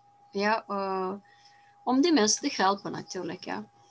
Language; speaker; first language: Dutch; non-native, fluent; Romanian